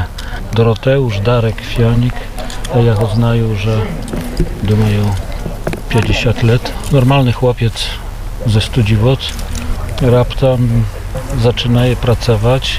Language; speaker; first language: Polish; non-native, local second language; Belarusian